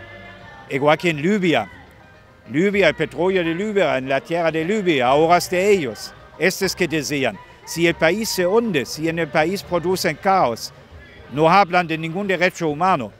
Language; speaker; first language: Spanish; non-native, fluent; German